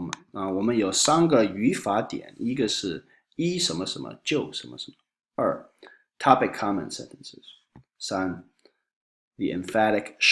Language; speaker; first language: Chinese; non-native, fluent; English